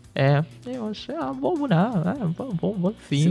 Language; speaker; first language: Portuguese; early bilingual, heritage; Japanese